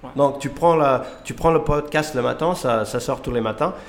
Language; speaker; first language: French; non-native, fluent; Portuguese